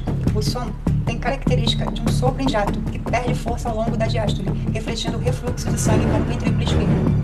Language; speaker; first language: Portuguese; native; Portuguese